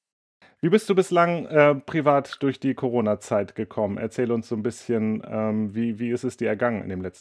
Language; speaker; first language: German; native; German